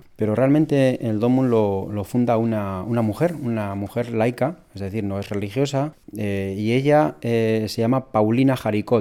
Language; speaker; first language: Spanish; native; Spanish